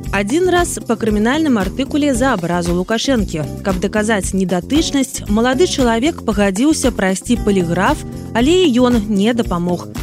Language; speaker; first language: Belarusian; native; Belarusian